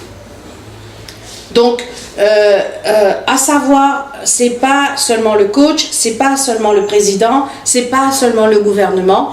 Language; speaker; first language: French; non-native, local second language; Morisyen